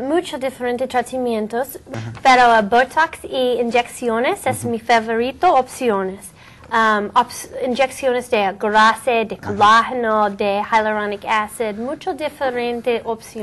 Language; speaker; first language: Spanish; non-native, learner; English